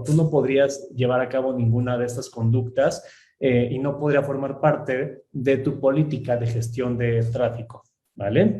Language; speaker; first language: Spanish; native; Spanish